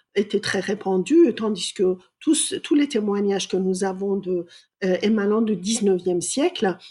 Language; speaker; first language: French; non-native, fluent; Persian